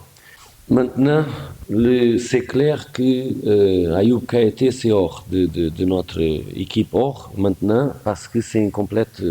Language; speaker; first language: French; non-native, fluent; Portuguese